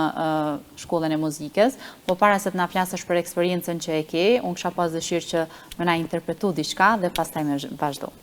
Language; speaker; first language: Albanian; native; Albanian